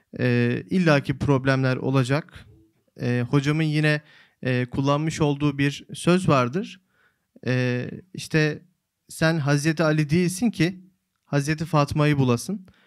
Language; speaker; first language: Turkish; native; Turkish